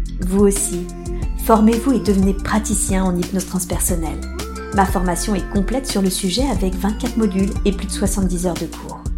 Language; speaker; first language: French; native; French